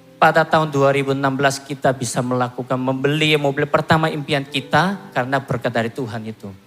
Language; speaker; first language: Indonesian; non-native, fluent; Korean